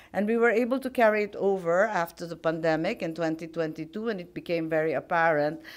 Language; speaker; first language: English; non-native, local second language; Filipino